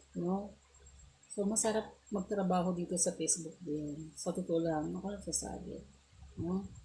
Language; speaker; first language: Filipino; non-native, local second language; Iloko